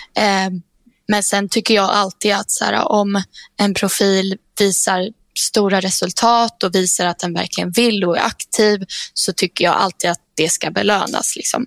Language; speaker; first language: Swedish; native; Swedish